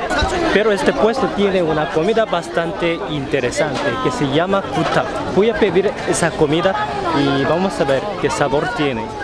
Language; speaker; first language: Spanish; non-native, fluent; Korean